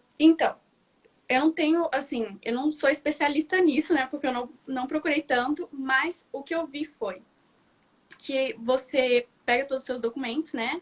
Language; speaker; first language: Portuguese; native; Portuguese